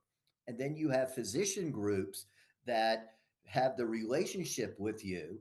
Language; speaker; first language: English; native; English